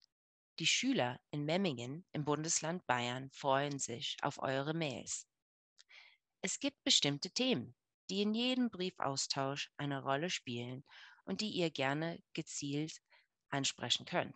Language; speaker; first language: German; non-native, fluent; English